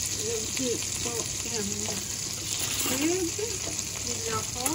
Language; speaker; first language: Swedish; non-native, fluent; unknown